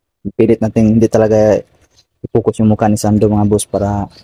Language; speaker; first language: Filipino; native; Filipino